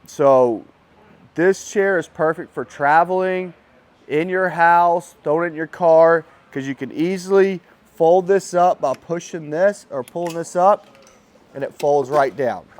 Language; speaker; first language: English; native; English